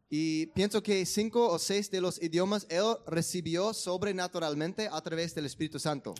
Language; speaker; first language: Spanish; non-native, learner; English